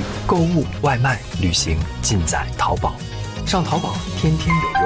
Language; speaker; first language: Chinese; native; Chinese